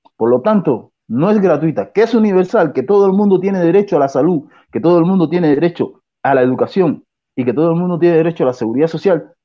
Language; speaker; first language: Spanish; native; Spanish